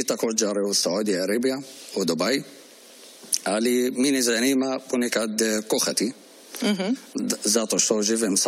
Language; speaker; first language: Croatian; non-native, learner; Arabic